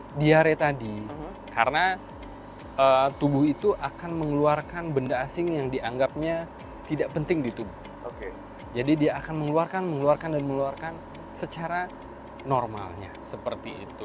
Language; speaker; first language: Indonesian; native; Indonesian